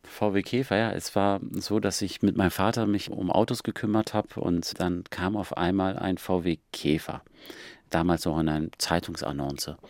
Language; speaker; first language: German; early bilingual, other home language; Persian